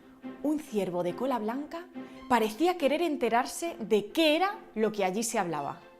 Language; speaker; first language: Spanish; native; Spanish